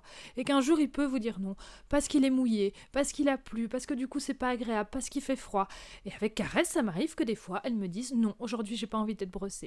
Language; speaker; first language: French; native; French